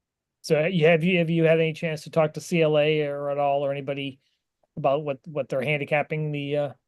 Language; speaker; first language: English; native; English